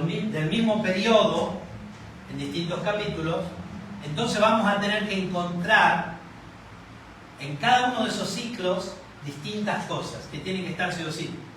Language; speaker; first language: Spanish; native; Spanish